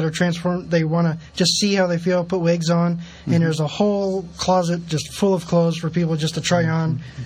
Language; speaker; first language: English; native; English